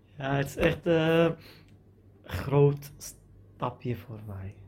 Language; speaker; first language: Dutch; non-native, learner; Arabic